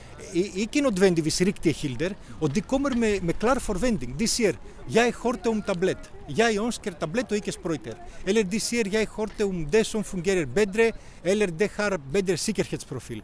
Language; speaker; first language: Norwegian; non-native, fluent; Greek